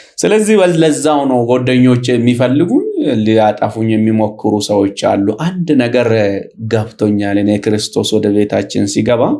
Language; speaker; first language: Amharic; non-native, local second language; Oromo